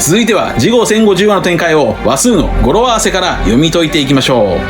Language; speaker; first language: Japanese; native; Japanese